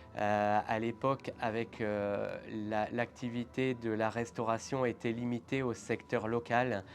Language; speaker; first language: French; native; French